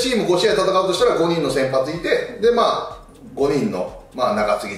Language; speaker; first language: Japanese; native; Japanese